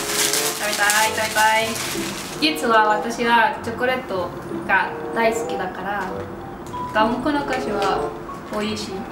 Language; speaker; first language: Japanese; non-native, learner; Spanish